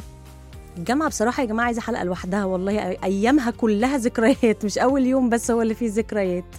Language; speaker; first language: Arabic; native; Arabic